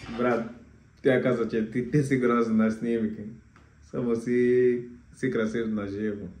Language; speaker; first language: Bulgarian; non-native, learner; Portuguese